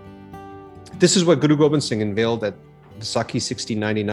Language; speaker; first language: English; native; English